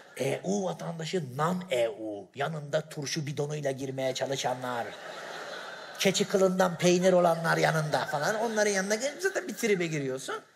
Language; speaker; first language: Turkish; native; Turkish